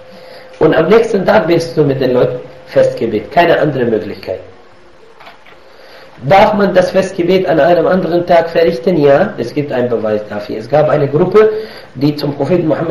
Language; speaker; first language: German; non-native, fluent; Arabic